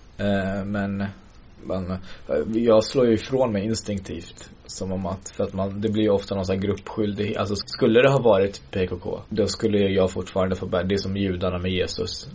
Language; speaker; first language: Swedish; early bilingual, other home language; Kurdish